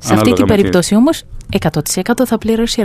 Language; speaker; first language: Greek; non-native, fluent; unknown